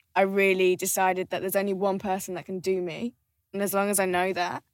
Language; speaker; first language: English; native; English